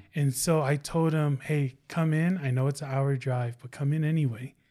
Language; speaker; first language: English; non-native, fluent; Tongan